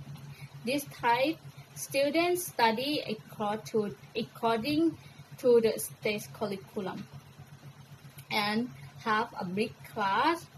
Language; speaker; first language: English; non-native, learner; Thai